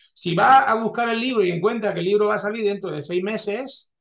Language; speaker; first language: Spanish; early bilingual, heritage; French